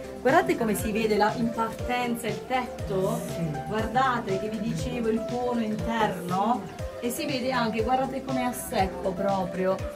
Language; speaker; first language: Italian; native; Italian